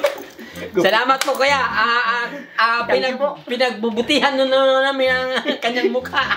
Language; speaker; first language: Filipino; non-native, local second language; Cebuano